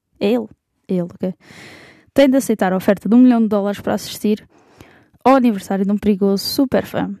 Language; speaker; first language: Portuguese; native; Portuguese